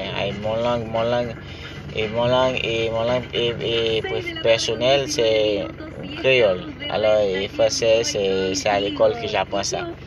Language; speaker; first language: French; non-native, learner; Haitian Creole